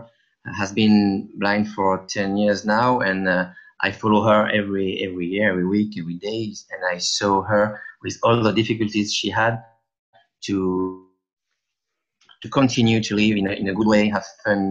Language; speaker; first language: English; non-native, fluent; French